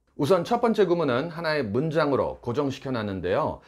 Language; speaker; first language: Korean; native; Korean